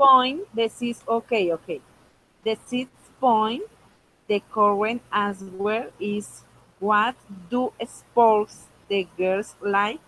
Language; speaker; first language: English; non-native, local second language; Spanish